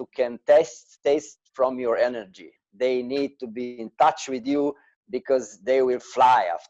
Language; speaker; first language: English; non-native, learner; Romanian